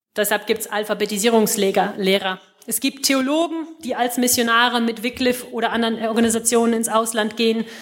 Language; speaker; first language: German; native; German